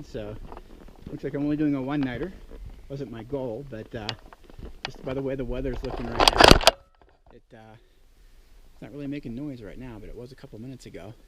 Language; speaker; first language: English; native; English